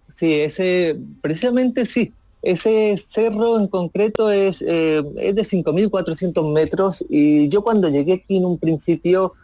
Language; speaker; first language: Spanish; native; Spanish